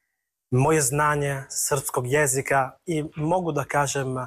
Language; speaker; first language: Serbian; non-native, learner; Italian